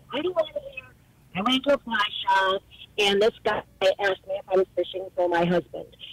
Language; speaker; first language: English; native; English